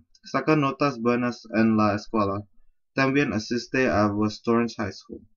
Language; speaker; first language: Spanish; non-native, learner; English